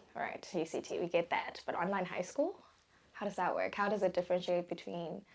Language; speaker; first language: English; non-native, local second language; Tswana